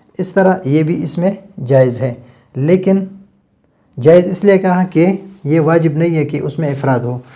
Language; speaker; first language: Urdu; non-native, local second language; Pashto